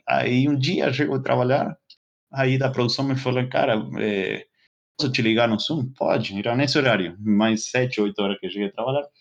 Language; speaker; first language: Portuguese; non-native, fluent; Spanish